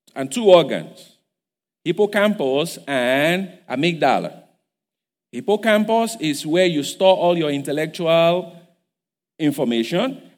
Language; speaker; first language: English; non-native, local second language; Yoruba